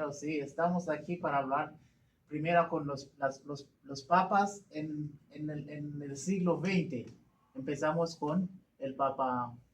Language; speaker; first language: Spanish; non-native, learner; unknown